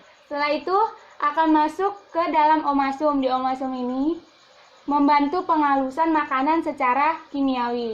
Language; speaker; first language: Indonesian; native; Indonesian